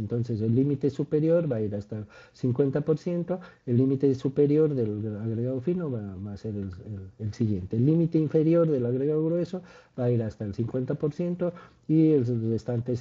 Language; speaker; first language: Spanish; native; Spanish